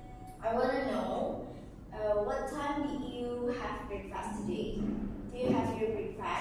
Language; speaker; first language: English; non-native, learner; Indonesian